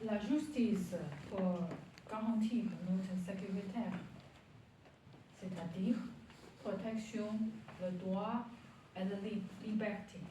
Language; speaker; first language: French; non-native, learner; Chinese